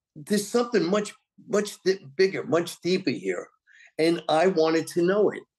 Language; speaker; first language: English; native; English